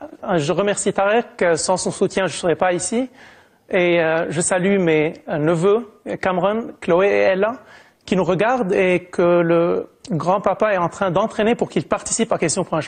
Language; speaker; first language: French; non-native, local second language; Arabic